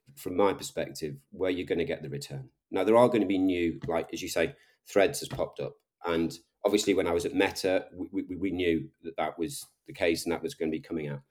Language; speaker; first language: English; native; English